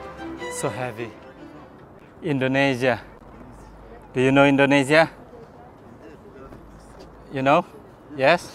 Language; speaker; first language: English; non-native, fluent; Indonesian